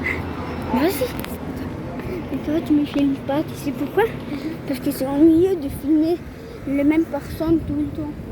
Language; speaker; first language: French; non-native, learner; Arabic